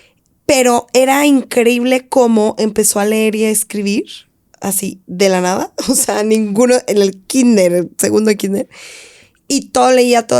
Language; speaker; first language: Spanish; native; Spanish